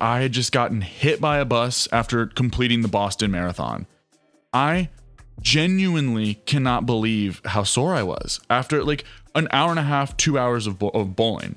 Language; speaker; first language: English; native; English